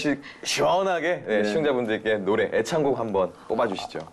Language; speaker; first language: Korean; native; Korean